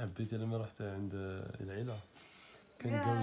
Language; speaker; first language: Arabic; native; Arabic